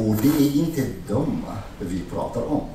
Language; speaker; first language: Swedish; non-native, fluent; Arabic